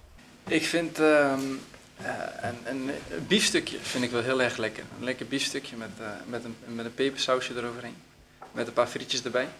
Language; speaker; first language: Dutch; native; Dutch